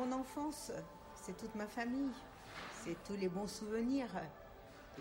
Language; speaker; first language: French; non-native, local second language; Armenian